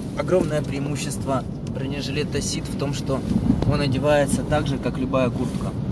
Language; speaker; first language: Russian; native; Russian